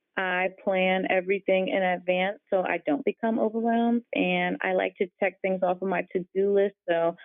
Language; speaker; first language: English; native; English